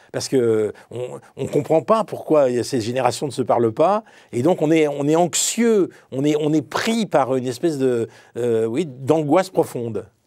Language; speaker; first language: French; native; French